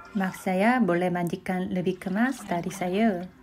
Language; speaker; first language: Malay; non-native, learner; Korean